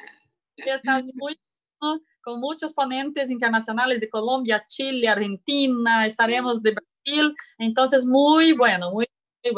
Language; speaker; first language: Spanish; non-native, learner; Portuguese